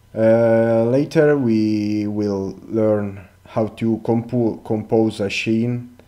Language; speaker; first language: English; non-native, learner; Italian